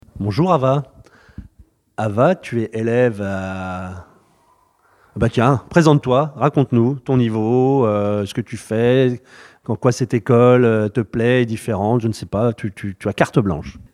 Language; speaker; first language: French; native; French